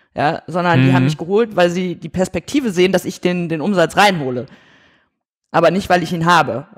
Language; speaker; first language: German; native; German